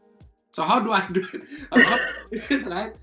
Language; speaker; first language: English; non-native, fluent; Indonesian